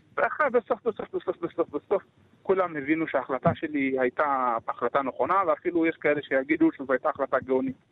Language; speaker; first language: Hebrew; early bilingual, other home language; Amharic